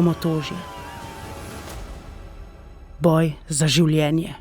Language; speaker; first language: Slovenian; native; Slovenian